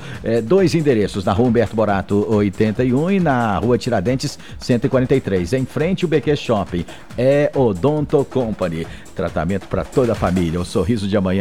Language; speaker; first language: Portuguese; native; Portuguese